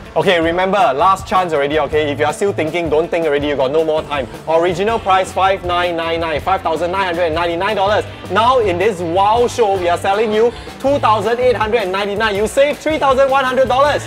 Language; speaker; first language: English; non-native, local second language; Chinese